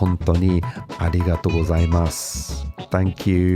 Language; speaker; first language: Japanese; non-native, fluent; English